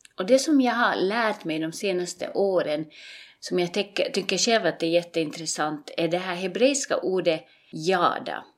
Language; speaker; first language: Swedish; native; Swedish